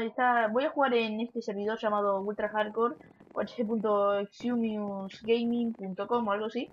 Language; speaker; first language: Spanish; native; Spanish